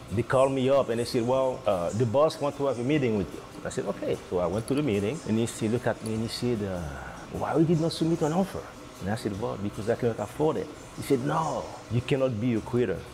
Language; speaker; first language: English; non-native, fluent; Haitian Creole